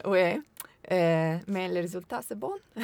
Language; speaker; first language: French; non-native, learner; Italian